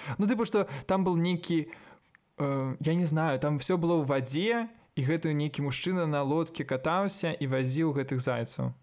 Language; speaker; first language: Belarusian; non-native, local second language; Russian